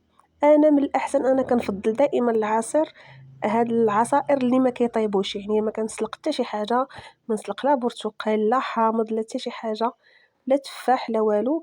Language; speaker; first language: Arabic; native; Arabic